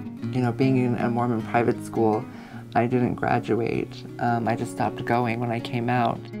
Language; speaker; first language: English; early bilingual, other home language; Japanese